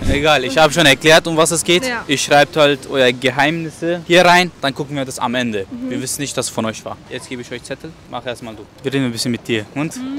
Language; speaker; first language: German; non-native, fluent; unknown